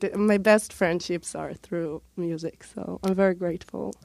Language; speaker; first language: English; non-native, fluent; Hebrew